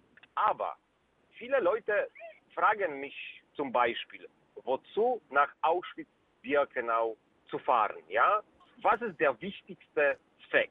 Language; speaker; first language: German; non-native, fluent; Polish